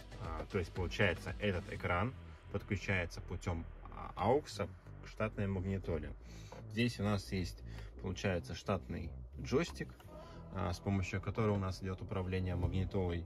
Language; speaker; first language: Russian; native; Russian